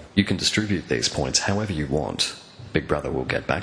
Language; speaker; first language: English; native; English